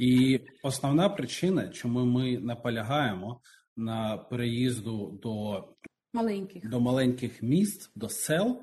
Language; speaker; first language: Ukrainian; non-native, local second language; Russian